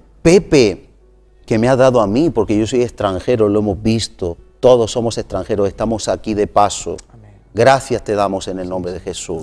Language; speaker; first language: Spanish; native; Spanish